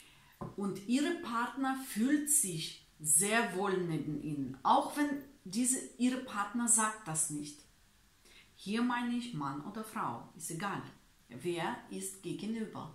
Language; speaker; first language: German; non-native, learner; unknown